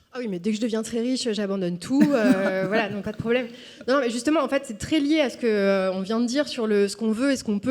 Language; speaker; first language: French; native; French